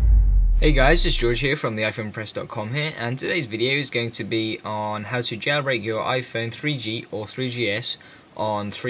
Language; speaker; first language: English; native; English